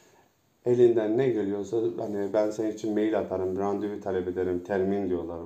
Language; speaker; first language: Turkish; native; Turkish